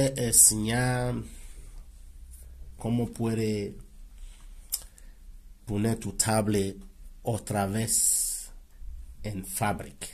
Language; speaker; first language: Spanish; non-native, learner; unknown